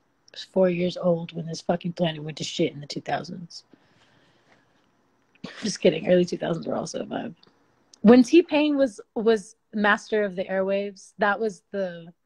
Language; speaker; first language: English; early bilingual, other home language; Spanish